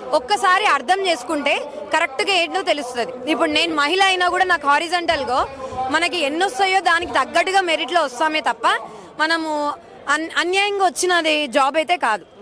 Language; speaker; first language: Telugu; native; Telugu